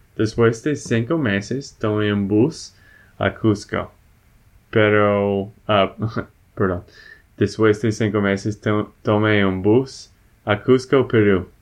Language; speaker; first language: Spanish; non-native, fluent; English